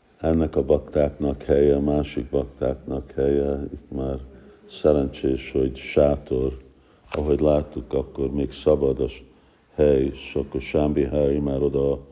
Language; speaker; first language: Hungarian; early bilingual, heritage; Hungarian